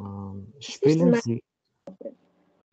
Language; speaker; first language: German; non-native, learner; Azerbaijani